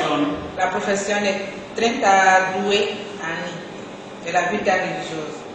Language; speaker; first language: Italian; non-native, learner; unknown